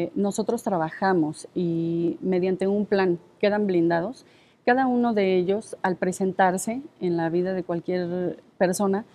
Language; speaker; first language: Spanish; native; Spanish